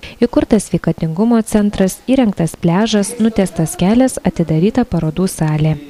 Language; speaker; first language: Lithuanian; native; Lithuanian